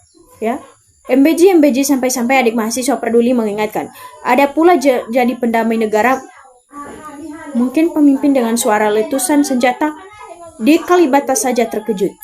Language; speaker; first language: Indonesian; native; Indonesian